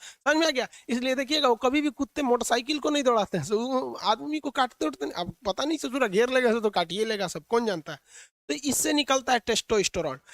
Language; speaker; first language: Hindi; native; Hindi